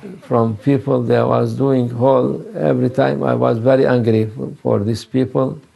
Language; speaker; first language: English; non-native, learner; Turkish